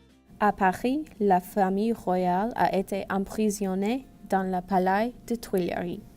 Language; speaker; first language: French; non-native, learner; English